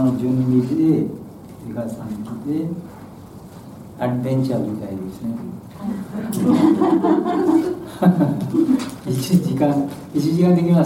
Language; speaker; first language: Japanese; non-native, learner; Bangla